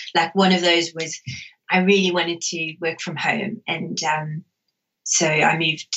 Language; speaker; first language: English; native; English